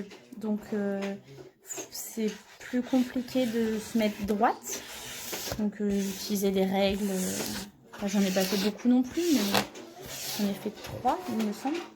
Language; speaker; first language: French; native; French